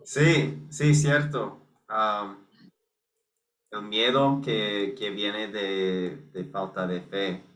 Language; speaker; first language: Spanish; non-native, fluent; English